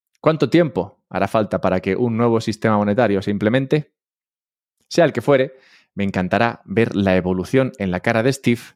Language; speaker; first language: Spanish; native; Spanish